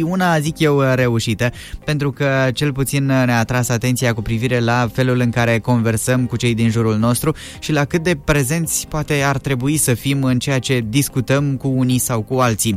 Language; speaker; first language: Romanian; native; Romanian